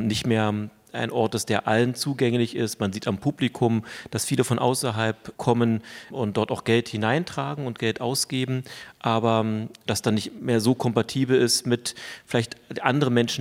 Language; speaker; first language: German; native; German